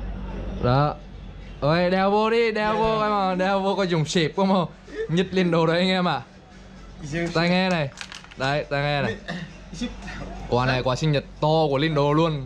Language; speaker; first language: Vietnamese; native; Vietnamese